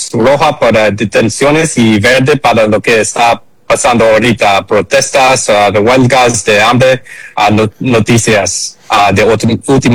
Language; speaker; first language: Spanish; early bilingual, heritage; English